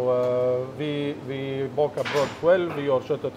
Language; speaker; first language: Swedish; non-native, fluent; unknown